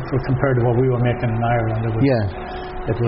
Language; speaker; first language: English; native; English